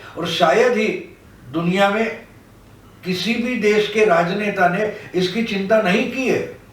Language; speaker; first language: Hindi; non-native, local second language; Marathi